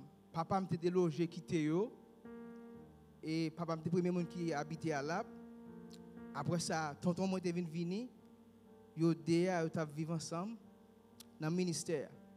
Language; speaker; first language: French; native; French